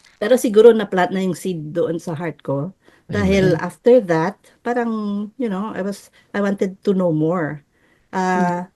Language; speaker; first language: Filipino; native; Filipino